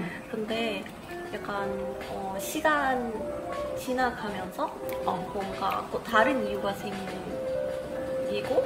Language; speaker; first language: Korean; non-native, learner; Malay